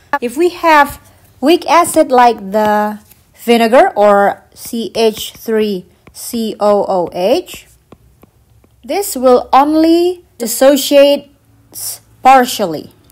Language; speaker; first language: English; non-native, fluent; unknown